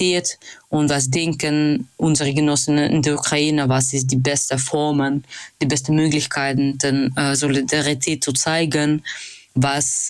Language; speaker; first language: German; non-native, fluent; Russian